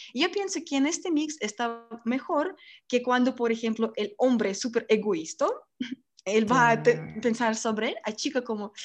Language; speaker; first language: Spanish; non-native, learner; Russian